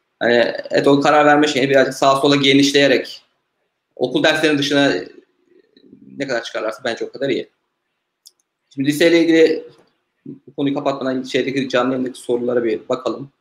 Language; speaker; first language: Turkish; native; Turkish